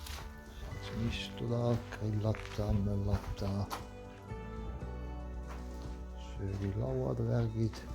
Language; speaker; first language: Estonian; native; Estonian